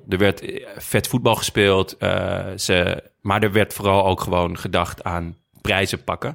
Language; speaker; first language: Dutch; native; Dutch